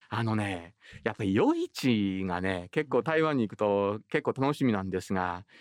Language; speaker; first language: Japanese; native; Japanese